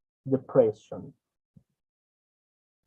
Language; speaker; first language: English; non-native, learner; Spanish